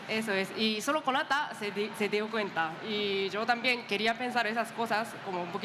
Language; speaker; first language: Spanish; non-native, learner; Japanese